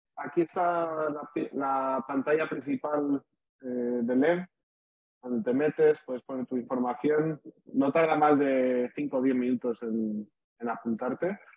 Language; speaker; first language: Spanish; native; Spanish